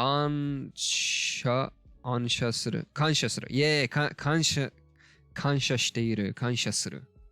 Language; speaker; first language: Japanese; non-native, learner; Turkish